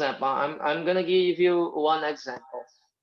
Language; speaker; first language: English; non-native, fluent; Portuguese